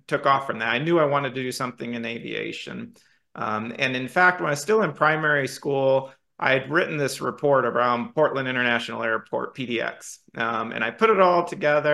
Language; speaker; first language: English; native; English